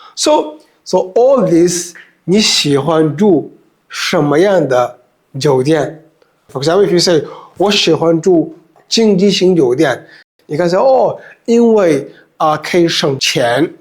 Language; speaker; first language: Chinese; non-native, fluent; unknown